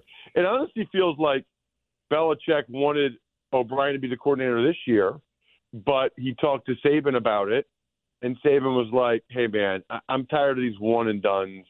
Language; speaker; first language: English; native; English